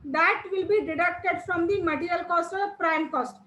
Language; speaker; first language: English; non-native, local second language; Kannada